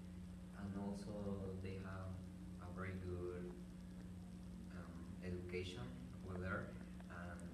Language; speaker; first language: English; non-native, learner; Spanish